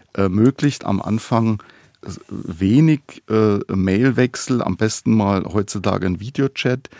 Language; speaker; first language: German; native; German